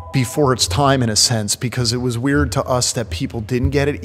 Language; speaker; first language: English; native; English